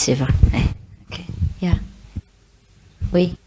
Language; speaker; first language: French; non-native, learner; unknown